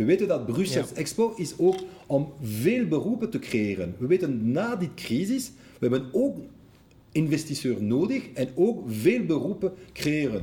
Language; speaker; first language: Dutch; non-native, local second language; French